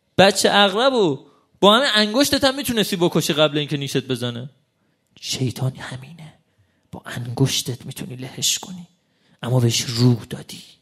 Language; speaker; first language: Persian; native; Persian